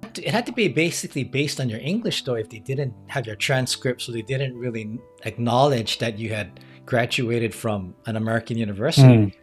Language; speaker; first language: English; native; English